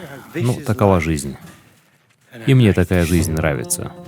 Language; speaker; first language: Russian; native; Russian